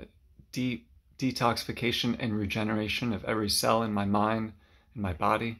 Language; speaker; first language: English; native; English